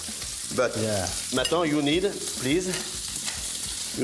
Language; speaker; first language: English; non-native, learner; French